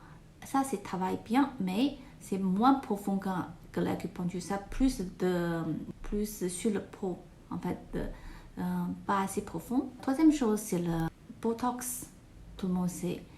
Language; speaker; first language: French; non-native, learner; Chinese